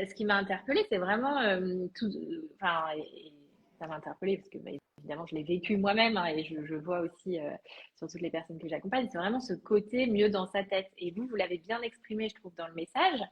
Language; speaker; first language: French; native; French